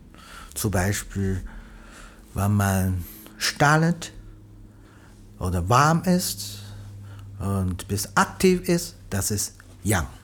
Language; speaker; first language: German; non-native, learner; Chinese